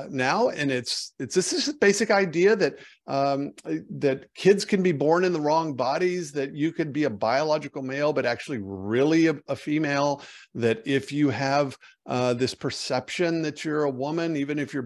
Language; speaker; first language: English; native; English